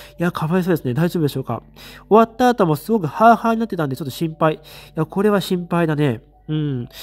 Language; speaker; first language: Japanese; native; Japanese